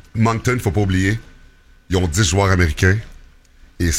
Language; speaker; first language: French; native; French